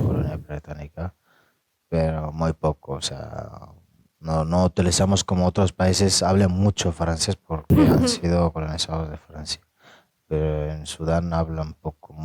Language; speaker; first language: Spanish; non-native, fluent; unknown